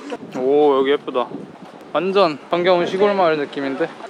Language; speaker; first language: Korean; native; Korean